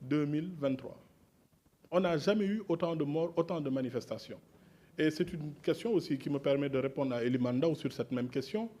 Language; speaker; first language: French; non-native, local second language; Wolof